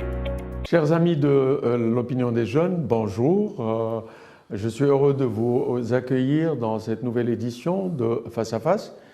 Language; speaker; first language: French; non-native, local second language; Arabic